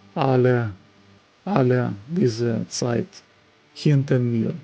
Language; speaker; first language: German; non-native, learner; Ukrainian